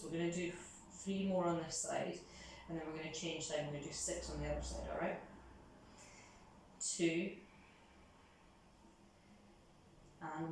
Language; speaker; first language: English; native; English